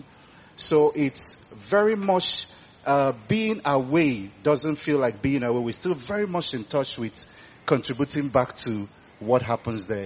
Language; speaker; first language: English; non-native, local second language; Igbo